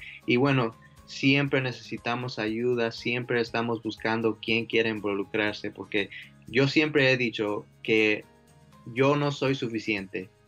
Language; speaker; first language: Spanish; early bilingual, heritage; Spanish